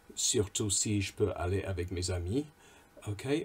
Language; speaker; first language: French; non-native, fluent; English